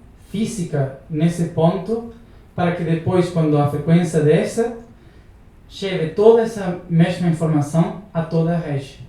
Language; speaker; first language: Portuguese; non-native, learner; Spanish